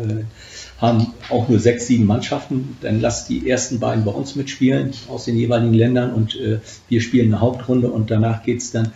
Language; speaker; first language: German; native; German